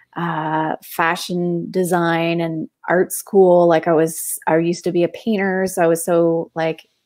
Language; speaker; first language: English; native; English